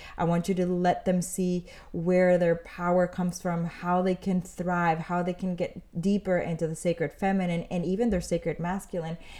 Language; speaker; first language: English; early bilingual, other home language; Spanish